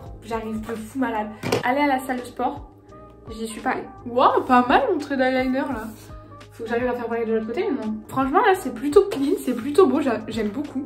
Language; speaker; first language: French; native; French